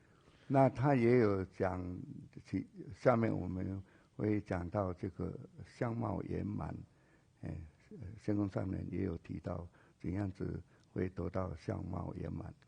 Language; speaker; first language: Chinese; native; Chinese